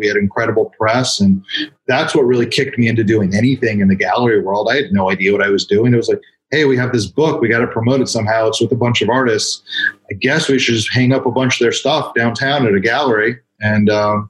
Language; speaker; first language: English; native; English